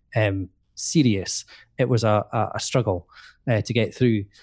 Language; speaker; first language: English; native; English